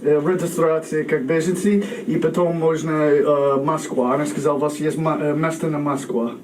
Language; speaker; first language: Russian; non-native, learner; English